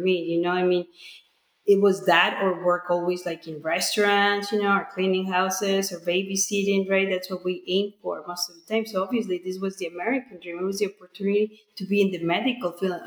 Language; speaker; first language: English; non-native, fluent; Spanish